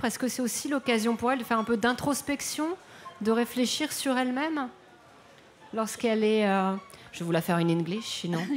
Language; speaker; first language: French; native; French